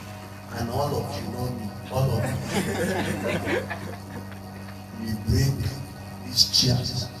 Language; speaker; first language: English; non-native, local second language; Igbo